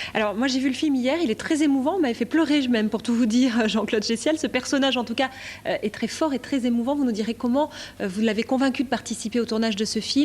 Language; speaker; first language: French; native; French